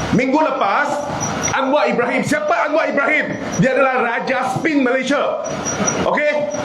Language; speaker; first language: Malay; non-native, local second language; Chinese